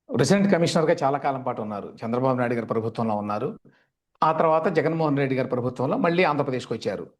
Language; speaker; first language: Telugu; native; Telugu